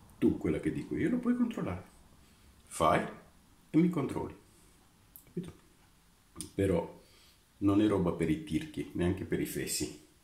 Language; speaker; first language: Italian; non-native, fluent; Romanian